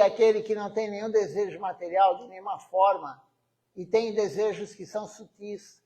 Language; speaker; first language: Portuguese; native; Portuguese